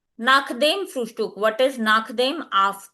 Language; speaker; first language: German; non-native, fluent; Hindi